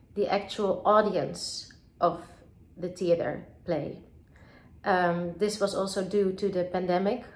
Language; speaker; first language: English; non-native, fluent; Dutch